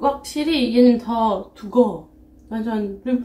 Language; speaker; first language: Korean; non-native, fluent; French